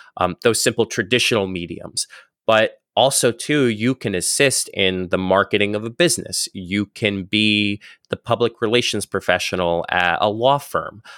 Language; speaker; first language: English; native; English